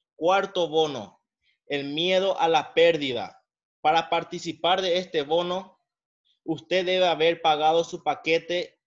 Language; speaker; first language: Spanish; native; Spanish